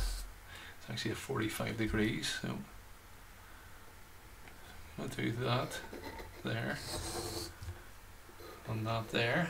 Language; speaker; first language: English; native; English